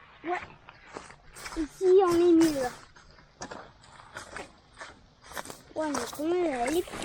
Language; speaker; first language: French; native; French